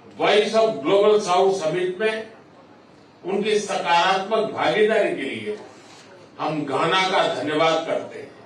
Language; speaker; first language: Hindi; non-native, local second language; Gujarati